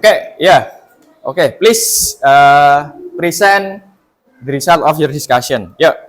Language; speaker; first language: English; non-native, fluent; Indonesian